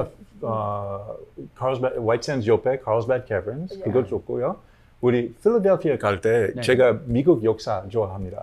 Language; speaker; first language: Korean; non-native, learner; English